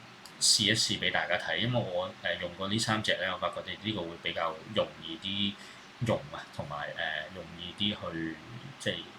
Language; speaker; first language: Cantonese; native; Cantonese